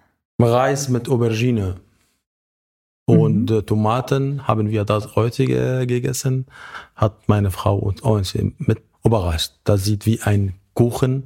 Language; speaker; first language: German; non-native, learner; Arabic